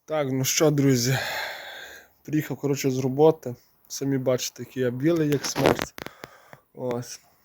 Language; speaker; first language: Ukrainian; native; Ukrainian